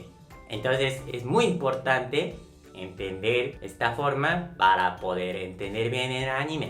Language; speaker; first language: Spanish; non-native, local second language; Japanese